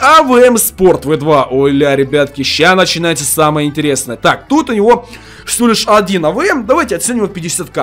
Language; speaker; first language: Russian; native; Russian